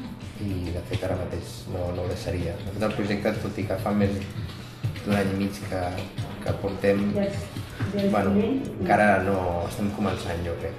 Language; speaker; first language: Catalan; native; Catalan